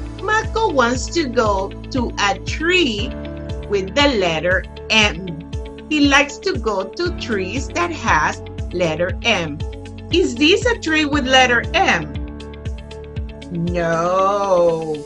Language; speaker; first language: English; non-native, fluent; Spanish